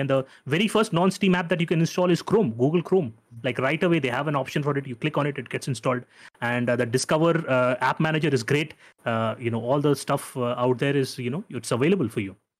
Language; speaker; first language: English; non-native, local second language; Hindi